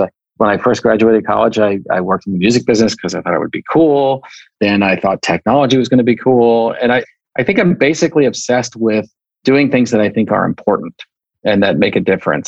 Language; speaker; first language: English; native; English